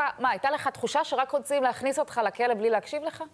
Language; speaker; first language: Hebrew; native; Hebrew